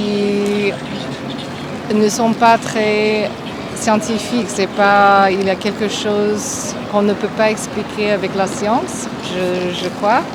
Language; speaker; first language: French; non-native, fluent; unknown